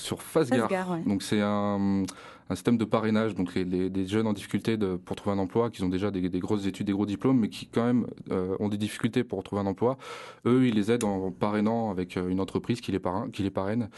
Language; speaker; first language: French; native; French